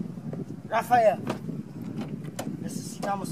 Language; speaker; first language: Spanish; non-native, learner; English